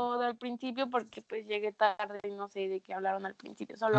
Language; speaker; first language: Spanish; native; Spanish